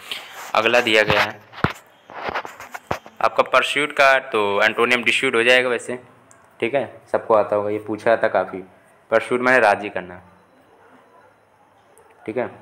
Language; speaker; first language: Hindi; native; Hindi